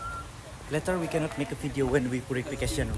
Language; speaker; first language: English; non-native, learner; Indonesian